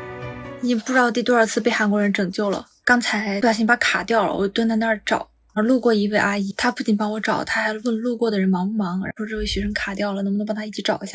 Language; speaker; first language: Chinese; native; Chinese